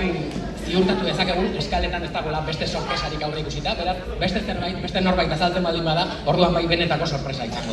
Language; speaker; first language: Basque; native; Basque